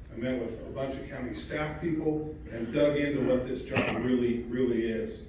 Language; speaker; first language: English; native; English